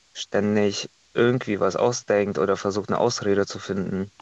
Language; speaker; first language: German; non-native, fluent; Estonian